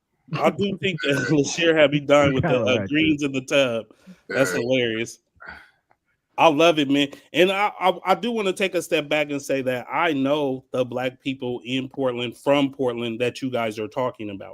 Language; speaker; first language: English; native; English